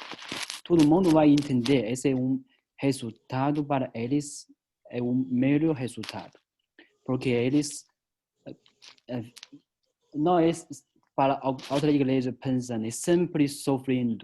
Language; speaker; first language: Portuguese; non-native, learner; Chinese